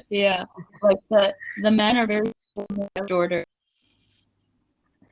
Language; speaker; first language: English; non-native, fluent; Spanish